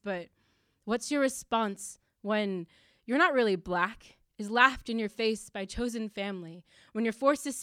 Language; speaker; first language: English; native; English